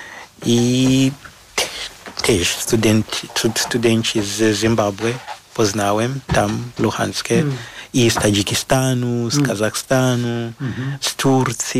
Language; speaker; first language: Polish; non-native, fluent; Shona